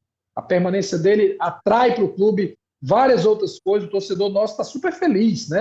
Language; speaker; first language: Portuguese; native; Portuguese